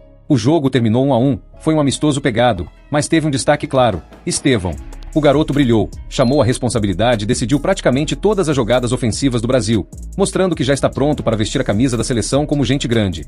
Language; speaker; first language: Portuguese; native; Portuguese